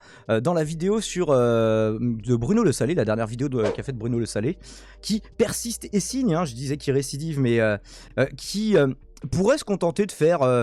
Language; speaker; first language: French; native; French